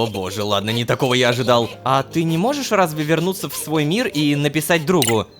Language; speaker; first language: Russian; native; Russian